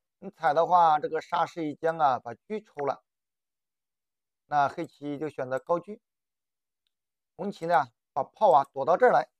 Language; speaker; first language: Chinese; native; Chinese